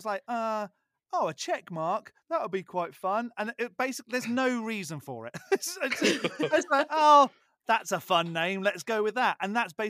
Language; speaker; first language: English; native; English